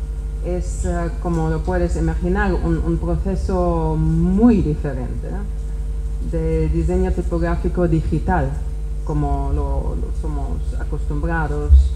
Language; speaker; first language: Spanish; non-native, fluent; Czech